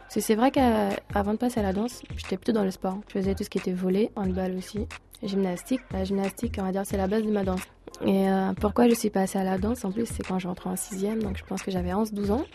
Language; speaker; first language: French; early bilingual, other home language; Portuguese